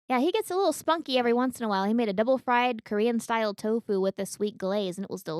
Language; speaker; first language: English; native; English